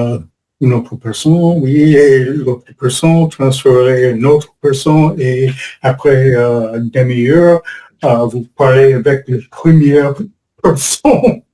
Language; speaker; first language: French; non-native, learner; English